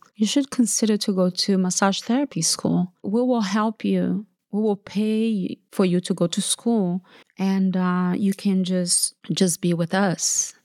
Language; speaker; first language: English; early bilingual, other home language; Portuguese